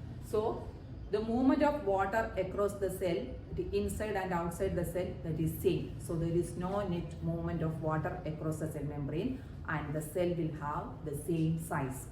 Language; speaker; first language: English; non-native, local second language; Malayalam